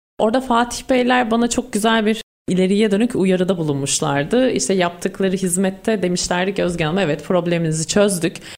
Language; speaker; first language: Turkish; native; Turkish